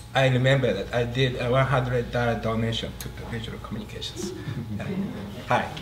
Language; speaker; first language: English; non-native, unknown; Japanese